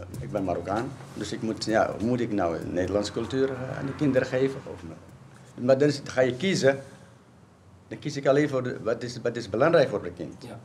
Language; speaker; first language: Dutch; non-native, fluent; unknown